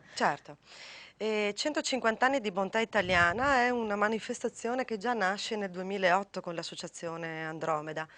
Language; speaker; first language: Italian; native; Italian